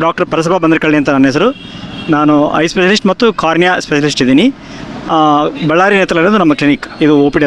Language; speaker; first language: Kannada; native; Kannada